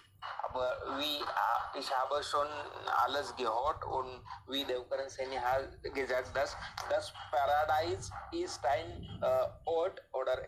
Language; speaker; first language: German; non-native, learner; Hindi